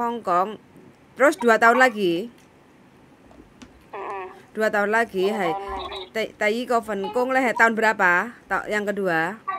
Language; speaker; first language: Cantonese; non-native, fluent; Javanese